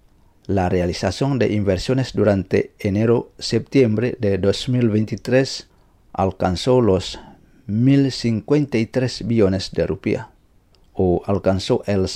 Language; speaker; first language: Spanish; non-native, fluent; Indonesian